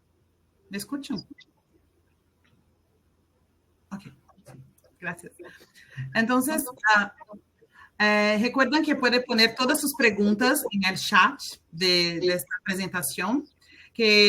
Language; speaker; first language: Spanish; non-native, learner; Portuguese